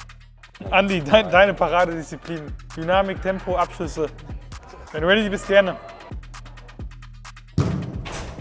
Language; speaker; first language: German; native; German